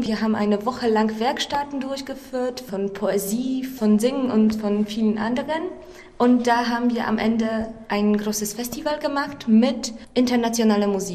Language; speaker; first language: German; non-native, local second language; Polish